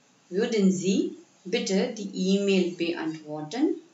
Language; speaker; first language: German; non-native, fluent; Hindi